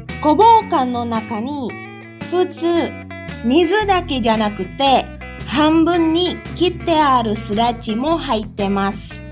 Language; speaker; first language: Japanese; non-native, fluent; Indonesian